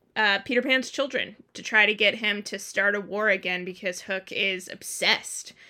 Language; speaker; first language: English; early bilingual, other home language; Thai